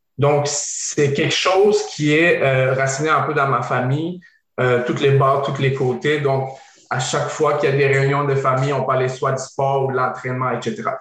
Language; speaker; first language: French; early bilingual, other home language; Bosnian